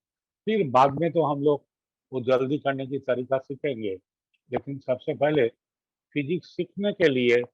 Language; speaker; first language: Hindi; non-native, local second language; Bangla